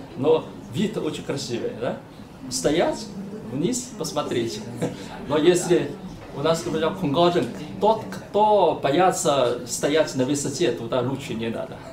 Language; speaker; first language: Russian; non-native, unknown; Chinese